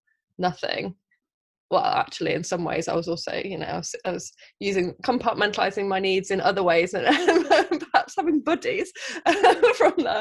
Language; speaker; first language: English; native; English